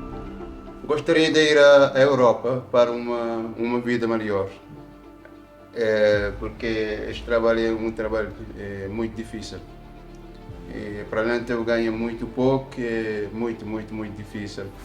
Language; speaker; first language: Portuguese; non-native, local second language; Kabuverdianu